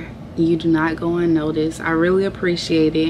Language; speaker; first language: English; native; English